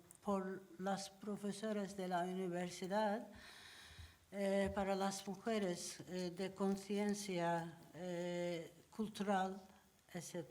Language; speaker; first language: Spanish; non-native, learner; Turkish